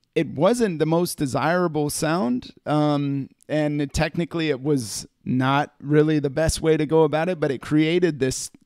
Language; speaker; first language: English; native; English